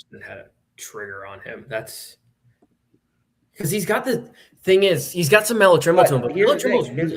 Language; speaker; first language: English; native; English